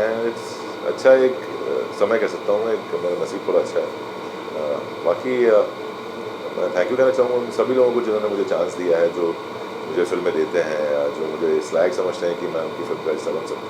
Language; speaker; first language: Hindi; native; Hindi